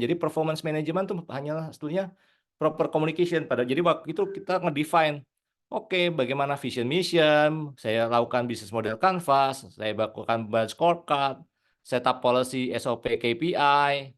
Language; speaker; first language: Indonesian; native; Indonesian